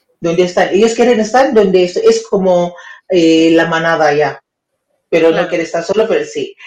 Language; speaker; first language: Spanish; non-native, fluent; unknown